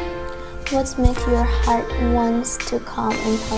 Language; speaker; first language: English; non-native, learner; Indonesian